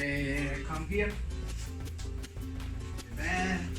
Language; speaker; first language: English; non-native, learner; Spanish